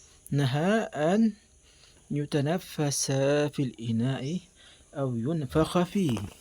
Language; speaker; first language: Arabic; non-native, fluent; Filipino